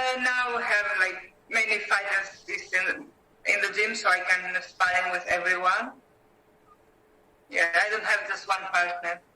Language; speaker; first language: English; non-native, learner; Greek